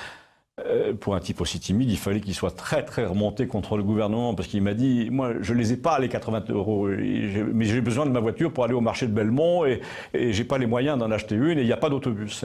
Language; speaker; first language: French; native; French